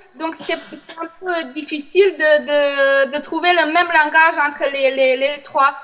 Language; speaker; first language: French; non-native, fluent; Bosnian